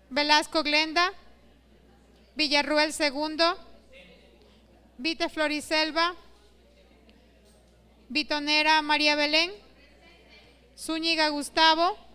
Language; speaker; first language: Spanish; native; Spanish